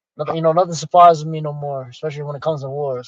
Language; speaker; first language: English; native; English